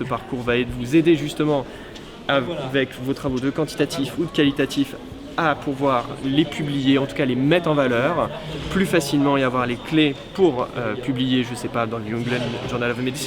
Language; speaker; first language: French; native; French